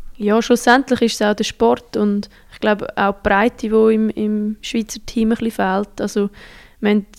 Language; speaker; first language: German; native; German